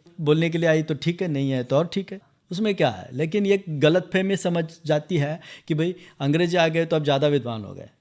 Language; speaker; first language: Hindi; non-native, local second language; Marathi